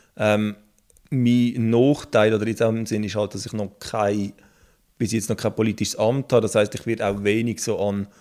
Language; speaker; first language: German; native; German